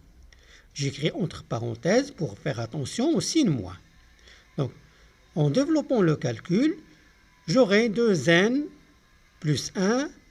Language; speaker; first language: French; non-native, local second language; Arabic